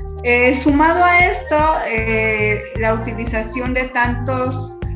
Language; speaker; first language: Spanish; native; Spanish